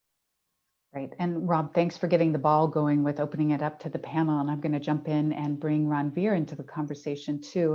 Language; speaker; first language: English; native; English